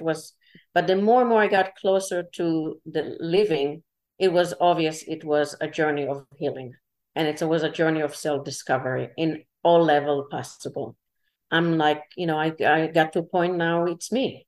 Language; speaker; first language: English; non-native, fluent; Hebrew